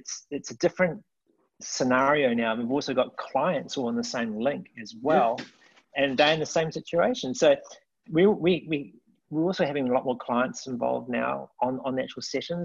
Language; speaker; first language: English; native; English